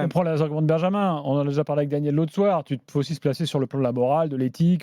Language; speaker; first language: French; native; French